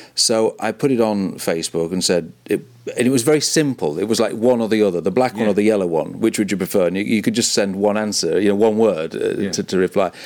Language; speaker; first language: English; native; English